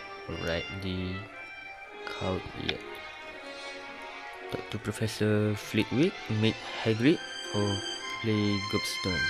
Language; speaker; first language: English; non-native, local second language; Malay